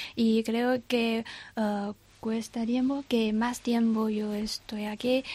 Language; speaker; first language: Spanish; non-native, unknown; Chinese